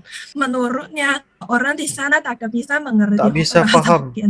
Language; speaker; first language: Indonesian; non-native, learner; Chinese